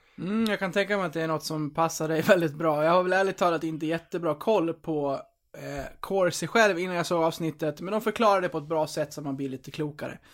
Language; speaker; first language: Swedish; native; Swedish